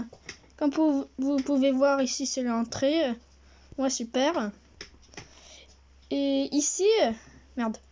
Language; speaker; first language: French; early bilingual, heritage; French